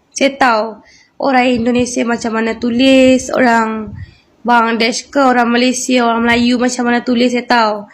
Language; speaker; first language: Malay; native; Malay